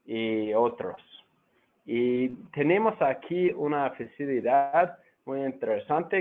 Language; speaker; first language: Spanish; non-native, fluent; English